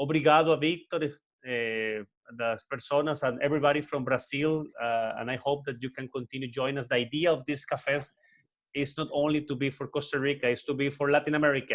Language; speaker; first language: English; non-native, fluent; Spanish